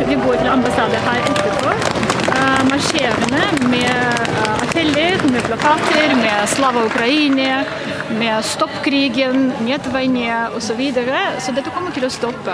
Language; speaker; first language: Norwegian; non-native, fluent; Russian